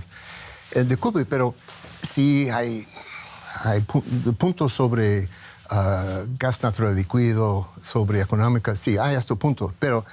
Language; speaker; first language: Spanish; non-native, learner; English